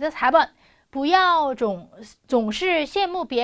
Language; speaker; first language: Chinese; non-native, fluent; Korean